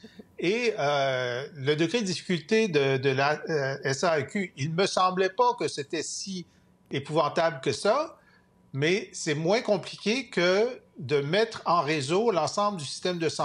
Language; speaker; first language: French; native; French